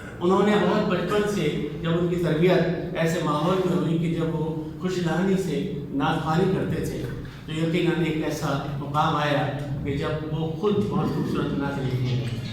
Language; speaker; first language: Urdu; native; Urdu